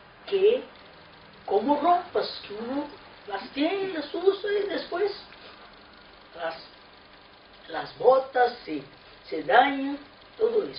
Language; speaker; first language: Spanish; non-native, fluent; Portuguese